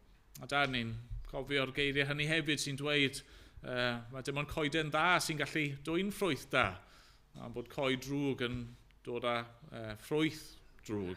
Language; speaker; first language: Welsh; native; Welsh